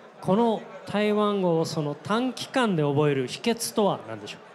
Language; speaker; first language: Japanese; native; Japanese